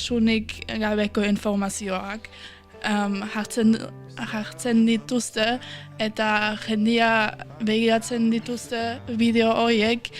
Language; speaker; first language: Basque; non-native, fluent; German